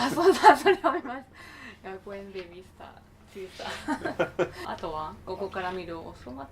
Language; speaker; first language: Japanese; non-native, fluent; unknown